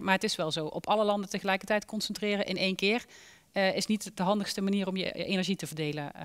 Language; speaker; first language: Dutch; native; Dutch